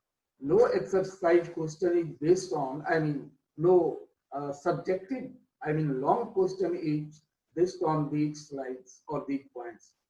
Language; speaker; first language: English; non-native, local second language; Hindi